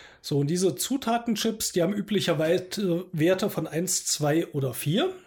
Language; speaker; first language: German; native; German